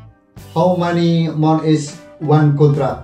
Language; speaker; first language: English; non-native, learner; Indonesian